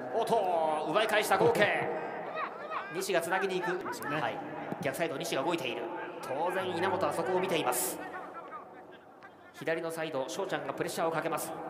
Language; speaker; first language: Japanese; native; Japanese